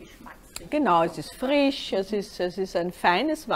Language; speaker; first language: German; native; German